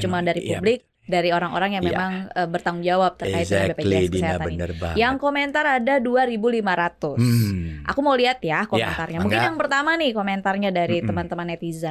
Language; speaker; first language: Indonesian; native; Indonesian